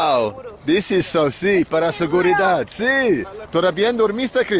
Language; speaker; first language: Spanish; non-native, learner; English